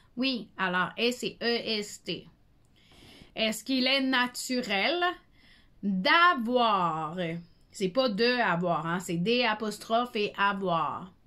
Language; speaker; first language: French; native; French